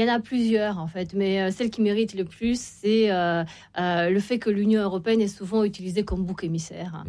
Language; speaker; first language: French; non-native, fluent; Romanian